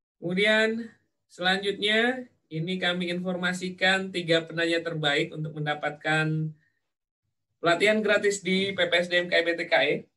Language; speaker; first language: Indonesian; native; Indonesian